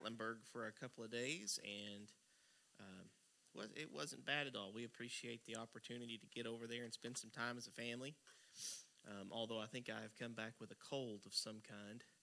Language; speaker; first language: English; native; English